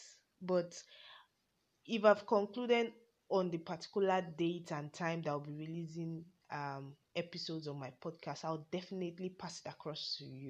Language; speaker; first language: English; non-native, local second language; Yoruba